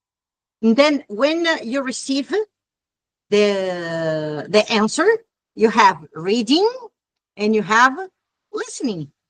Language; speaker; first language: English; non-native, fluent; Portuguese